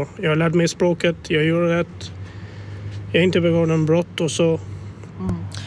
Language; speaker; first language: Swedish; non-native, fluent; Albanian